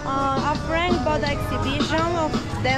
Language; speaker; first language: English; non-native, learner; Spanish